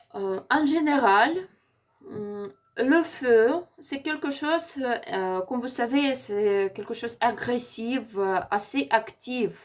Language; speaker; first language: French; non-native, learner; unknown